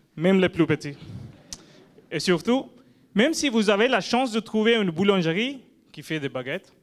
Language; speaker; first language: French; non-native, fluent; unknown